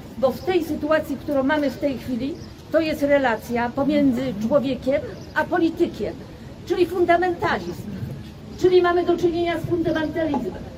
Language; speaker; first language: Polish; native; Polish